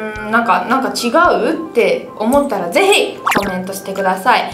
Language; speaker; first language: Japanese; non-native, fluent; Italian